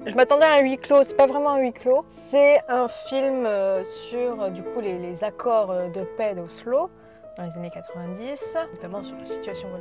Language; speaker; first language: French; native; French